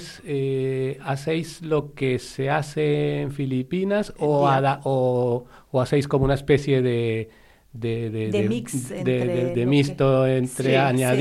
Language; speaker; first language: Spanish; native; Spanish